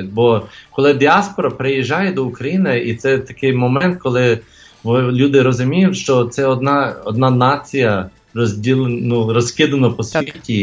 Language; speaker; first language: Ukrainian; early bilingual, heritage; English